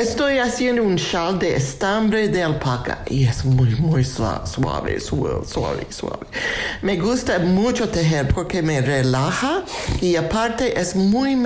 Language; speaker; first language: Spanish; non-native, fluent; English